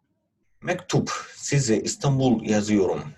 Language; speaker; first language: Turkish; non-native, fluent; Urdu